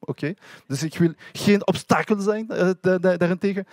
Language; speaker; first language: Dutch; non-native, learner; French